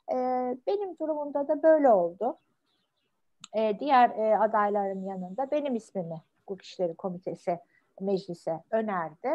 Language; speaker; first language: Turkish; native; Turkish